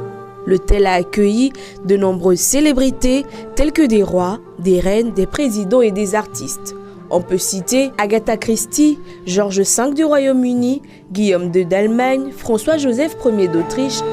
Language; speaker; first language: French; native; French